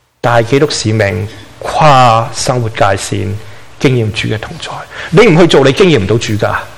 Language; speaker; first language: Chinese; non-native, local second language; Cantonese